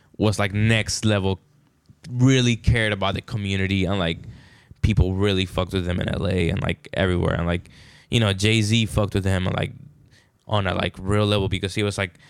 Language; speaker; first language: English; non-native, fluent; Spanish